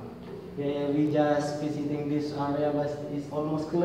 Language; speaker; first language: English; non-native, learner; Indonesian